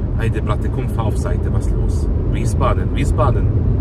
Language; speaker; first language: German; native; German